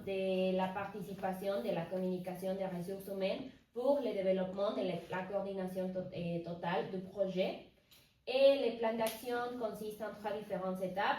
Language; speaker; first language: French; non-native, learner; Spanish